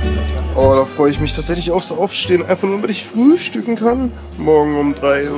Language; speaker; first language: German; native; German